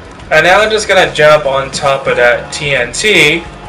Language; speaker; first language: English; native; English